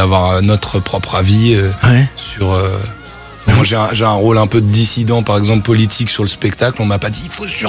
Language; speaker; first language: French; native; French